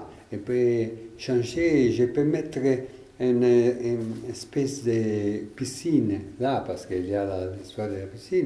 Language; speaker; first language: French; non-native, learner; Italian